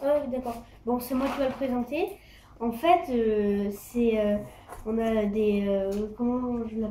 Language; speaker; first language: French; native; French